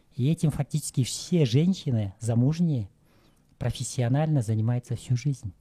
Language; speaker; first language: Russian; non-native, local second language; Kyrgyz